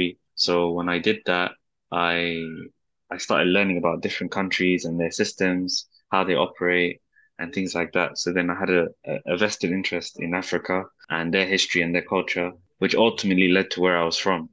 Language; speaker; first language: English; native; English